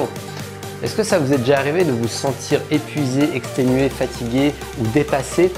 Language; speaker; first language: French; native; French